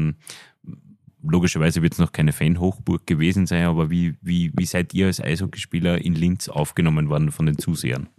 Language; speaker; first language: German; native; German